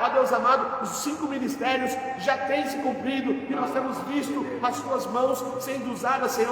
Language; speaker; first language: Portuguese; native; Portuguese